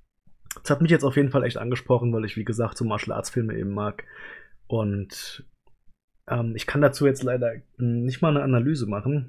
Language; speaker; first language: German; native; German